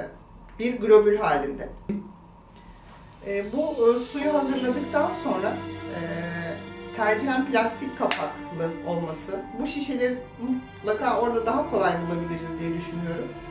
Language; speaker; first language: Turkish; native; Turkish